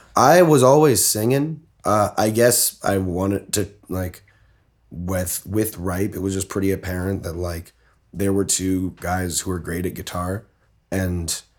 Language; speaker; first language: English; native; English